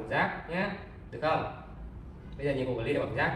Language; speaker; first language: Vietnamese; native; Vietnamese